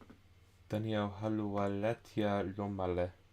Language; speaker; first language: Finnish; non-native, learner; English